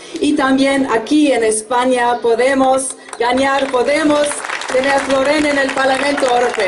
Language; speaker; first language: Spanish; non-native, fluent; German